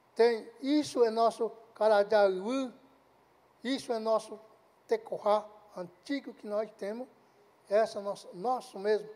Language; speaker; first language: Portuguese; non-native, local second language; Guarani